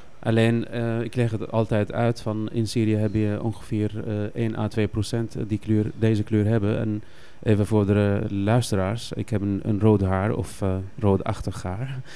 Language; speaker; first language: Dutch; non-native, fluent; Arabic